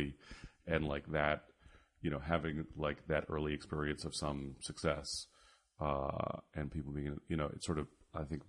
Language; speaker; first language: English; native; English